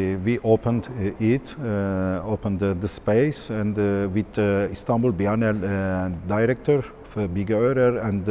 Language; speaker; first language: English; non-native, learner; Turkish